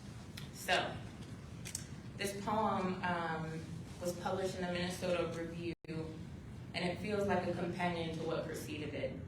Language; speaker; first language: English; native; English